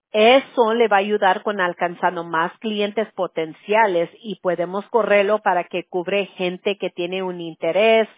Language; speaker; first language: Spanish; early bilingual, other home language; English